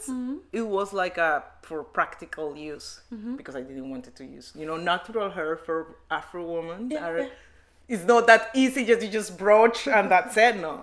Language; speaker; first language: English; non-native, learner; Spanish